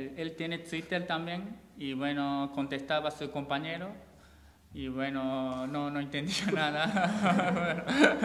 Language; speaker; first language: Spanish; non-native, learner; Japanese